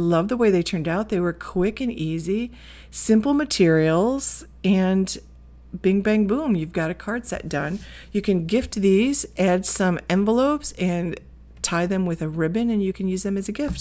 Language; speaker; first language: English; native; English